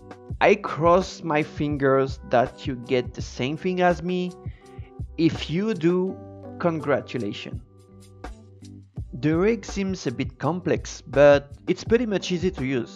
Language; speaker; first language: English; non-native, fluent; French